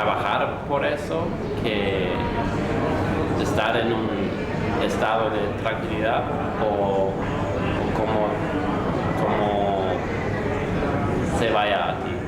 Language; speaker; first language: Spanish; non-native, fluent; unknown